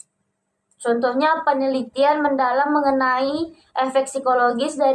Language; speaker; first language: Indonesian; native; Indonesian